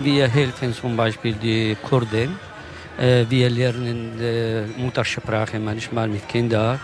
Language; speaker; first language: German; non-native, learner; Kurdish